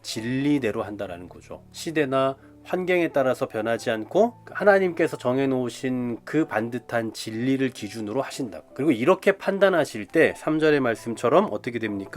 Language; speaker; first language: Korean; native; Korean